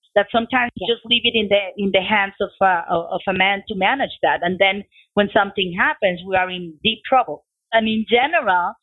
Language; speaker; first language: English; non-native, fluent; Spanish